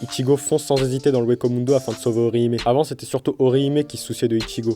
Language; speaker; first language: French; native; French